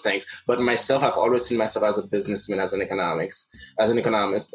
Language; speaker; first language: English; non-native, fluent; Haitian Creole